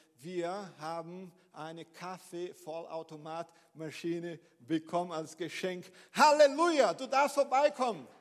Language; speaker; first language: German; non-native, fluent; Portuguese